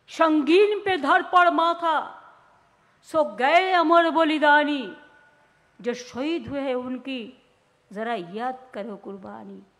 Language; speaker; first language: Hindi; non-native, local second language; Bangla